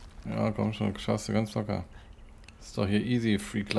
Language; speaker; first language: German; native; German